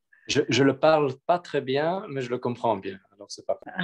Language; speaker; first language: French; non-native, learner; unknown